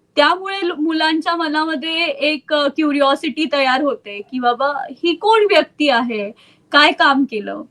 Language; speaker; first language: Marathi; native; Marathi